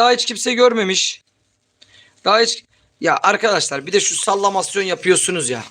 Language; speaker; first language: Turkish; native; Turkish